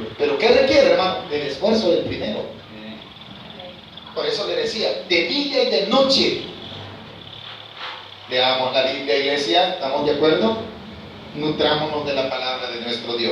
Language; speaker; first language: Spanish; native; Spanish